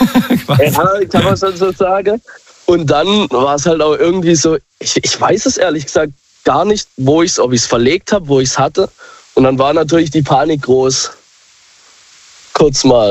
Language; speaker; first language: German; native; German